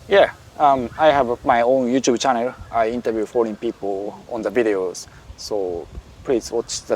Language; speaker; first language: English; non-native, fluent; Japanese